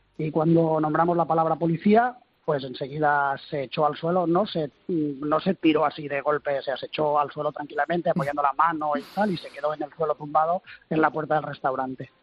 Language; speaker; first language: Spanish; native; Spanish